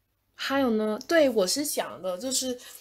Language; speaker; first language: Chinese; non-native, fluent; English